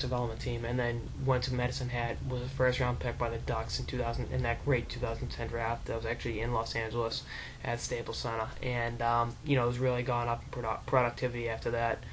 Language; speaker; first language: English; native; English